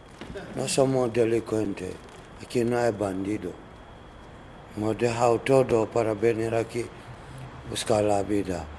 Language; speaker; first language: Spanish; non-native, learner; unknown